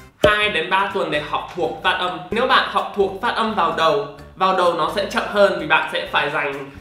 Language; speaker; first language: Vietnamese; non-native, fluent; English